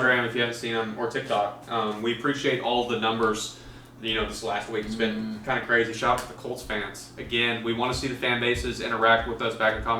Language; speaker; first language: English; native; English